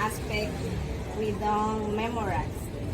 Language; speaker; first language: English; non-native, learner; Spanish